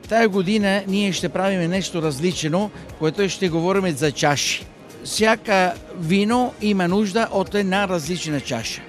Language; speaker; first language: Bulgarian; non-native, fluent; Italian